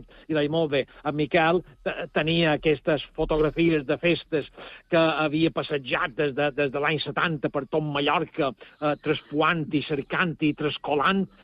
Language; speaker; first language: Catalan; native; Catalan